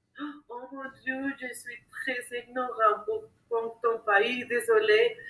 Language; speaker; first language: French; non-native, learner; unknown